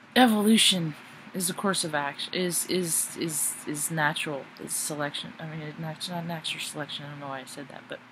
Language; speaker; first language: English; native; English